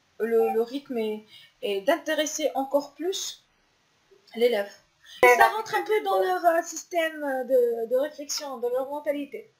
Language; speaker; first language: French; non-native, local second language; Arabic